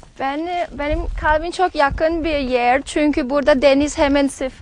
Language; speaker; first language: Turkish; non-native, learner; German